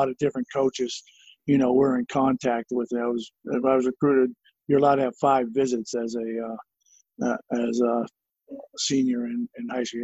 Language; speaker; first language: English; native; English